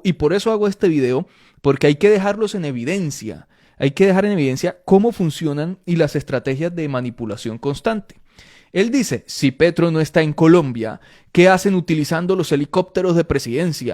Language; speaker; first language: Spanish; native; Spanish